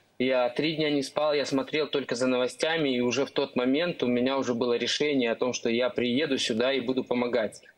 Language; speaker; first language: Russian; native; Russian